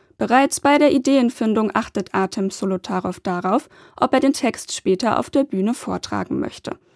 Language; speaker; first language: German; native; German